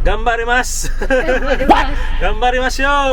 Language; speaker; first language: Japanese; non-native, learner; Filipino